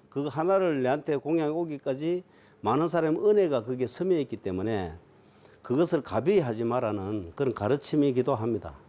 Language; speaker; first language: Korean; native; Korean